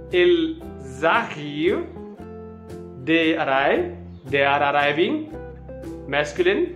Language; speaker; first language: English; non-native, learner; Hindi